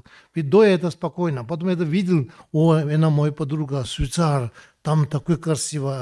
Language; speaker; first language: Russian; non-native, learner; Tibetan